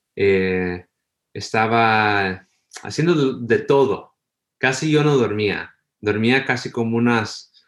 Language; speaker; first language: Spanish; early bilingual, heritage; Spanish